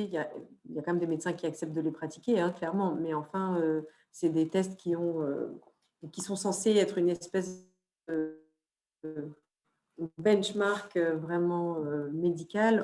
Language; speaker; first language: French; native; French